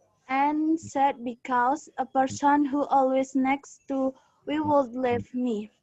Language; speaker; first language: English; non-native, learner; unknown